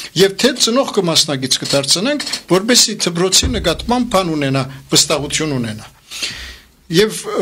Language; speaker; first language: Armenian; early bilingual, heritage; Armenian